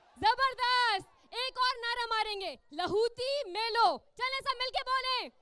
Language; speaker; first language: Urdu; non-native, local second language; Sindhi